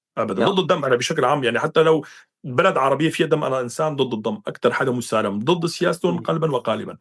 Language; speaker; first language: Arabic; non-native, local second language; Kurdish